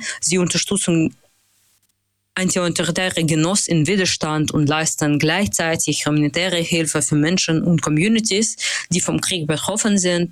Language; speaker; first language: German; non-native, fluent; Russian